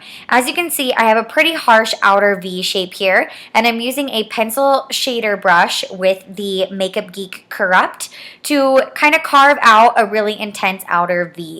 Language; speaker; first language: English; native; English